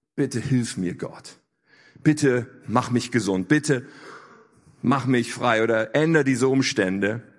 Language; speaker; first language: German; native; German